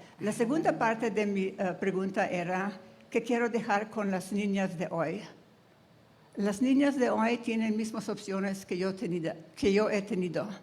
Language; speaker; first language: Spanish; non-native, fluent; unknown